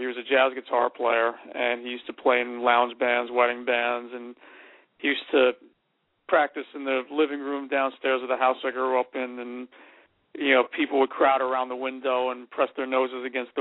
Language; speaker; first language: English; native; English